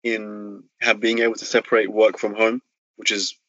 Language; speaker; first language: English; native; English